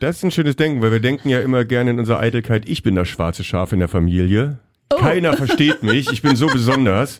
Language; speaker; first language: German; native; German